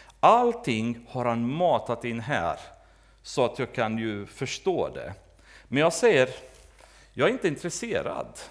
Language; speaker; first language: Swedish; native; Swedish